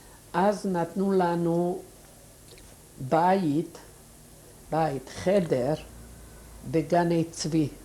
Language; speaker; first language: Hebrew; non-native, fluent; Yiddish